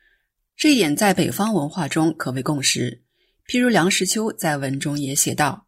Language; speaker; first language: Chinese; native; Chinese